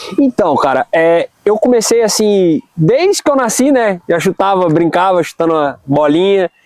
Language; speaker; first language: Portuguese; native; Portuguese